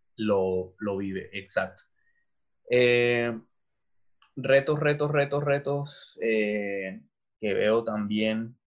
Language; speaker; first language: Spanish; native; Spanish